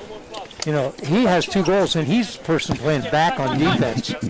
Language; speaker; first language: English; native; English